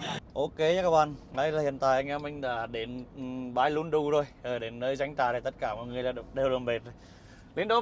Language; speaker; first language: Vietnamese; native; Vietnamese